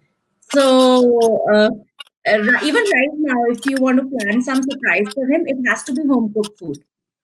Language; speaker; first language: English; non-native, local second language; Hindi